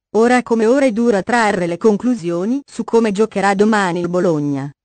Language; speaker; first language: Italian; native; Italian